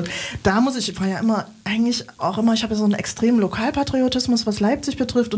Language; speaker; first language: German; native; German